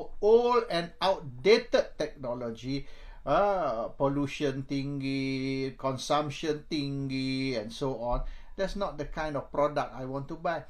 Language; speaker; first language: English; non-native, local second language; Malay